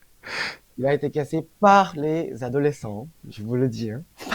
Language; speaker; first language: French; non-native, fluent; Korean